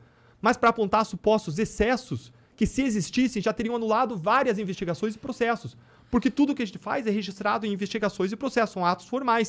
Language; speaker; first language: Portuguese; native; Portuguese